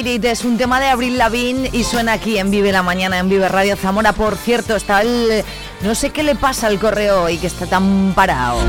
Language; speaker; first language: Spanish; native; Spanish